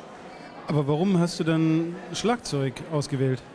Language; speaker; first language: German; native; German